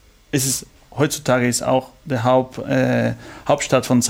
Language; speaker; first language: German; non-native, learner; Spanish